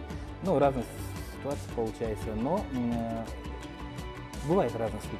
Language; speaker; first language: Russian; non-native, local second language; Kyrgyz